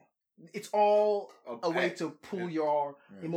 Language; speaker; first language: English; non-native, local second language; Yoruba